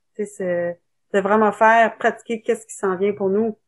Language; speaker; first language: French; native; French